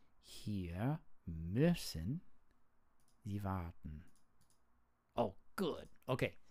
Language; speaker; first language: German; non-native, learner; English